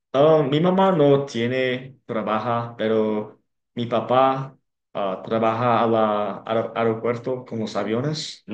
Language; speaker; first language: Spanish; non-native, learner; English